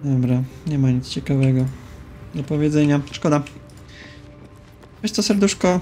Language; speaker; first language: Polish; native; Polish